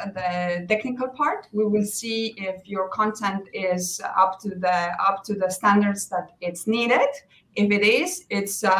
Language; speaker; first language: English; non-native, fluent; Estonian